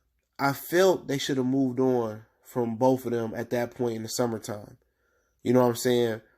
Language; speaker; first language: English; native; English